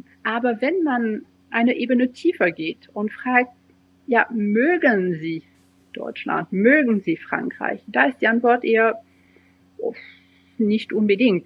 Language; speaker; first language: German; non-native, fluent; French